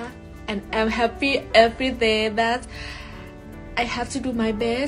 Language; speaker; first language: English; non-native, learner; Thai